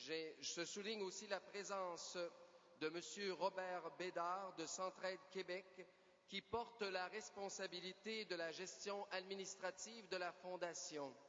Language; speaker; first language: French; native; French